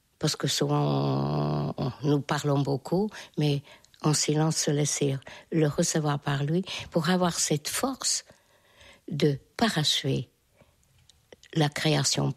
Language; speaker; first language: French; non-native, fluent; Hungarian